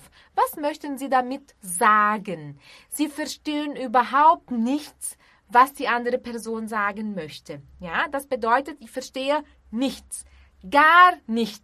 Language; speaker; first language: German; non-native, fluent; Portuguese